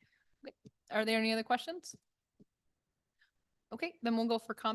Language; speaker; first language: English; native; English